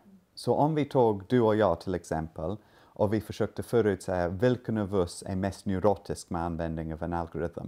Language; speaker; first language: Swedish; non-native, fluent; English